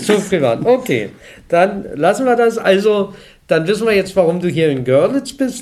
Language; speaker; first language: German; native; German